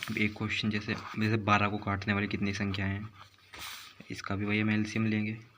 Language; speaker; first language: Hindi; native; Hindi